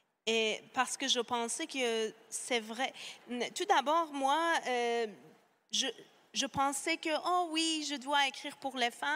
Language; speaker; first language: French; non-native, fluent; Persian